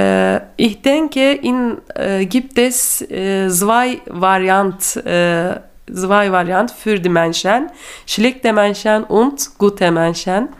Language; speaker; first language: German; non-native, learner; Turkish